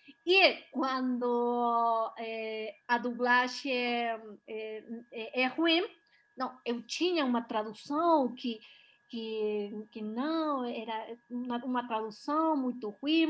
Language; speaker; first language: Portuguese; non-native, learner; Spanish